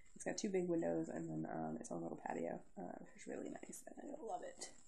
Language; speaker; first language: English; native; English